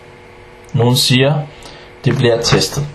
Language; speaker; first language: Danish; non-native, fluent; Arabic